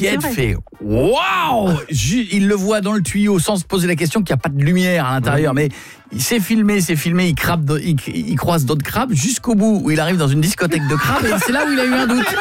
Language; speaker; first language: French; native; French